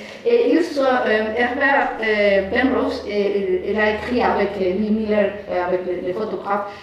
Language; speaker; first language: French; non-native, fluent; Spanish